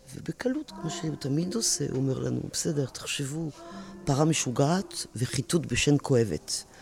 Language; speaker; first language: Hebrew; non-native, fluent; French